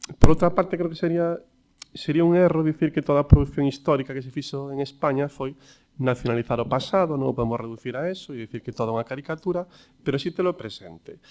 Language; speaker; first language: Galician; native; Galician